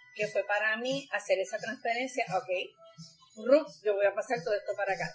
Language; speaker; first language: Spanish; native; Spanish